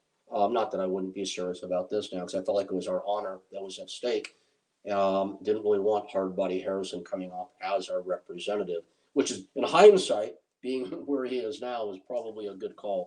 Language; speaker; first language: English; native; English